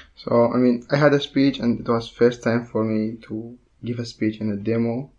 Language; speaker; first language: English; non-native, learner; Arabic